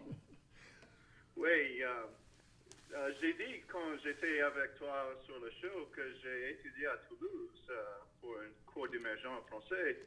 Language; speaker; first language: French; non-native, learner; English